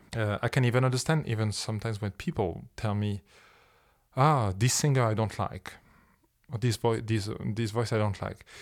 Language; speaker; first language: English; non-native, fluent; French